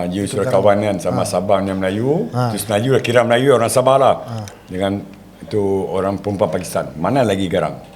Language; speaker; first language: Malay; native; Malay